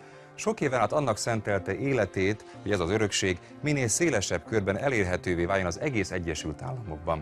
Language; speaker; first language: Hungarian; native; Hungarian